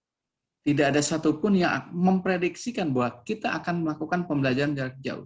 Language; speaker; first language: Indonesian; native; Indonesian